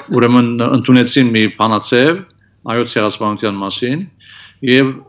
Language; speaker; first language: Armenian; early bilingual, heritage; Armenian